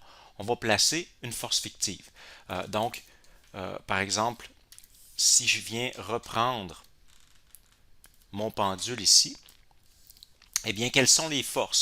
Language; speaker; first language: French; native; French